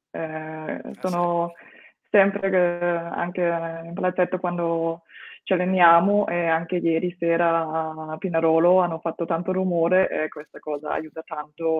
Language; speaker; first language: Italian; non-native, fluent; German